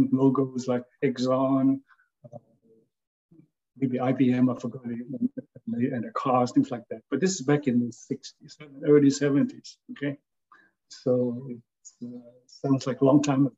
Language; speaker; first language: English; non-native, local second language; Cantonese